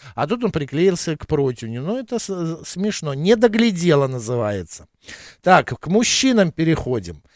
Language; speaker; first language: Russian; native; Russian